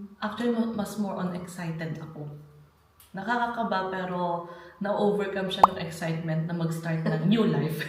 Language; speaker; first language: Filipino; native; Filipino